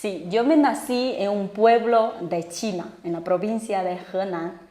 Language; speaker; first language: Spanish; non-native, fluent; Chinese